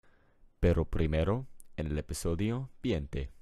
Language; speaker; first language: Spanish; non-native, learner; English